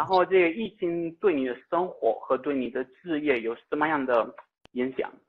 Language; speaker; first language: Chinese; non-native, fluent; Italian